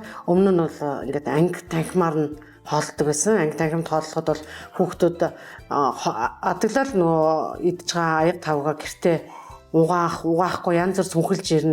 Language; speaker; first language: Mongolian; native; Mongolian